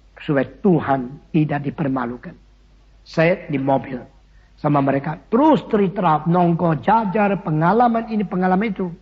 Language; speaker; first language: Indonesian; early bilingual, other home language; Min Nan Chinese